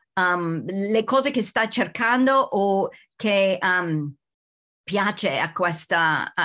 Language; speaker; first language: Italian; non-native, learner; English